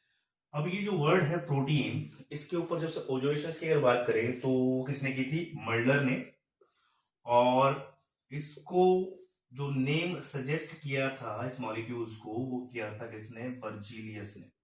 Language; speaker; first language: Hindi; native; Hindi